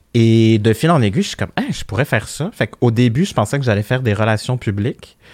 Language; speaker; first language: French; early bilingual, other home language; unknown